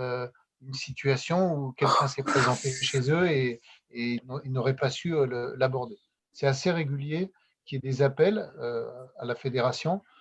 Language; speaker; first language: French; native; French